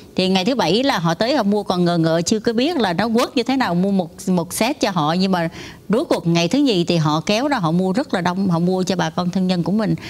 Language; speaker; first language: Vietnamese; non-native, local second language; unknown